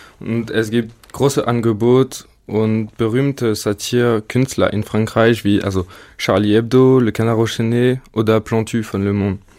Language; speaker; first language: German; non-native, learner; French